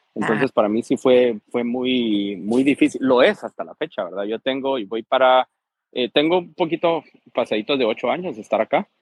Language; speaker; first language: Spanish; native; Spanish